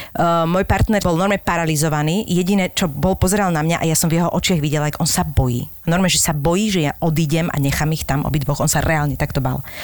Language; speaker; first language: Slovak; native; Slovak